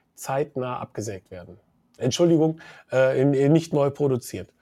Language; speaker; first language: German; native; German